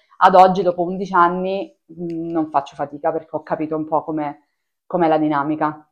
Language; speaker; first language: Italian; native; Italian